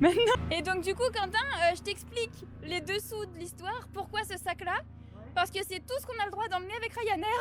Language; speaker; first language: French; native; French